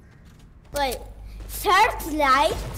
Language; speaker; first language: English; non-native, learner; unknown